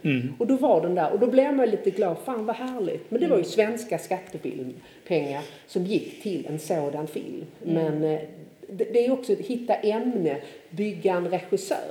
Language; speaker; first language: Swedish; native; Swedish